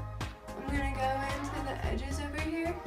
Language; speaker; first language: English; native; English